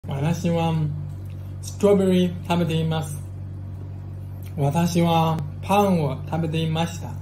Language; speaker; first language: Japanese; non-native, learner; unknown